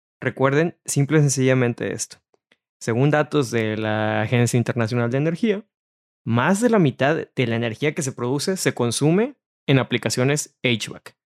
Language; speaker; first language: Spanish; native; Spanish